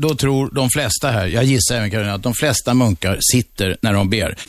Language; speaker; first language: Swedish; native; Swedish